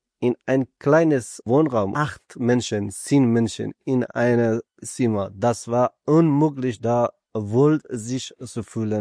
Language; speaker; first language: German; non-native, learner; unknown